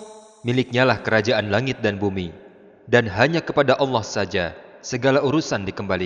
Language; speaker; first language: Indonesian; native; Indonesian